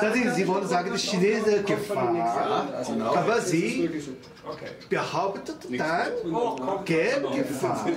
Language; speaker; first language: German; non-native, fluent; Chinese